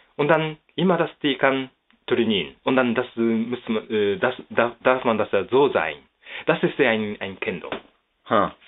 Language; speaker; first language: German; non-native, fluent; Japanese